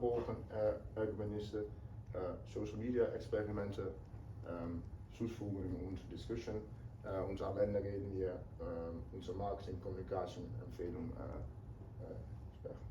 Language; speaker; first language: German; non-native, learner; Dutch